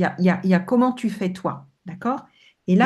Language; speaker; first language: French; native; French